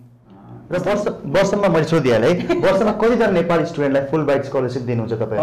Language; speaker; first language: Nepali; native; Nepali